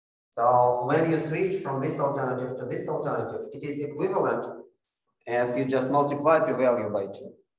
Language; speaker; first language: English; non-native, fluent; Russian